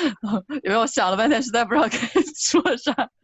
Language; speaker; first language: Chinese; native; Chinese